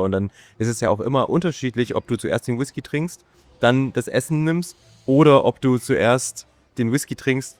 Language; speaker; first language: German; native; German